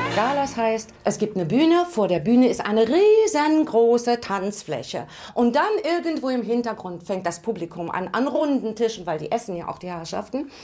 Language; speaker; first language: German; native; German